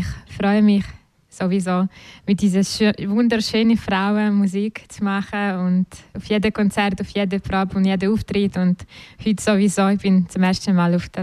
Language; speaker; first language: German; non-native, learner; Ukrainian